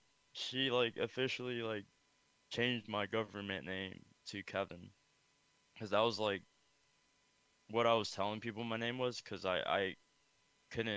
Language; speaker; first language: English; early bilingual, other home language; Khmer